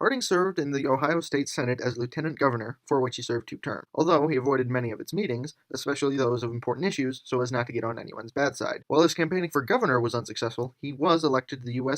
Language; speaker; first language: English; native; English